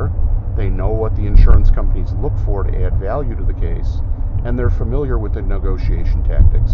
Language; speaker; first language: English; native; English